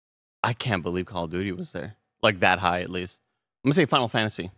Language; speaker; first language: English; native; English